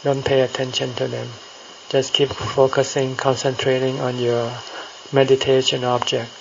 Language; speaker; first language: English; non-native, fluent; Thai